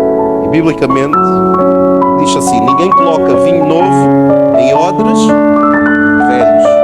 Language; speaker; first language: Portuguese; native; Portuguese